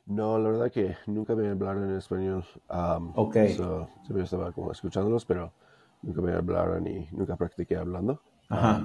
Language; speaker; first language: Spanish; non-native, fluent; English